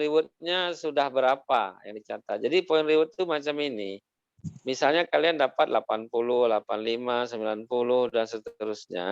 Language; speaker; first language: Indonesian; native; Indonesian